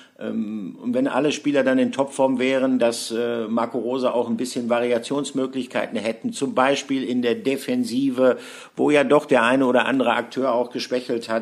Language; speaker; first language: German; native; German